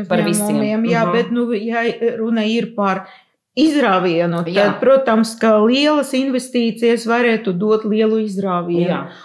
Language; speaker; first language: Latvian; non-native, local second language; Russian